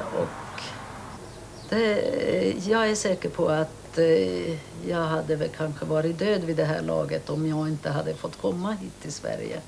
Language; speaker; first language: Swedish; early bilingual, other home language; Finnish